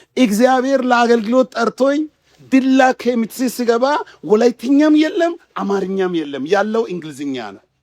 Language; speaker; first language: Amharic; non-native, local second language; Wolaytta